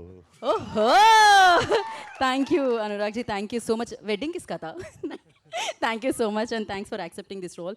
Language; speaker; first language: Telugu; native; Telugu